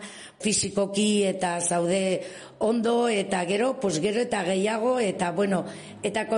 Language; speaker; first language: Basque; non-native, local second language; Spanish